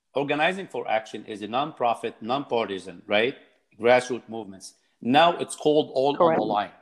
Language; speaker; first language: English; non-native, fluent; Arabic